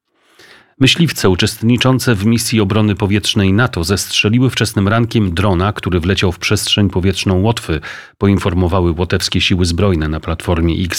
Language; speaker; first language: Polish; native; Polish